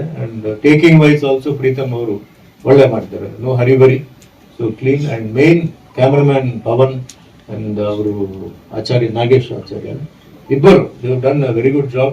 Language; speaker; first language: Kannada; non-native, fluent; Tulu